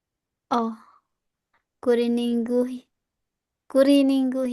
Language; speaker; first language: Japanese; non-native, learner; Indonesian